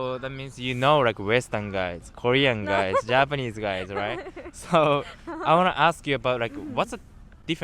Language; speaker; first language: English; non-native, fluent; Japanese